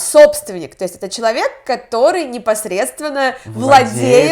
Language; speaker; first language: Russian; native; Russian